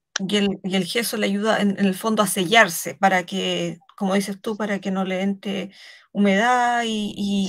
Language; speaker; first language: Spanish; native; Spanish